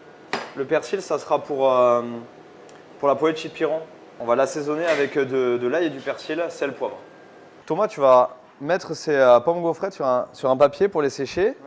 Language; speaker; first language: French; native; French